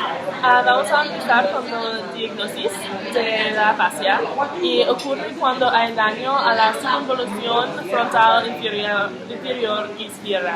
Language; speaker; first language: Spanish; non-native, learner; English